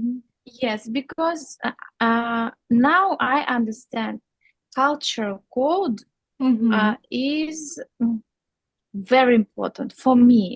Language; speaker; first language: English; non-native, learner; Russian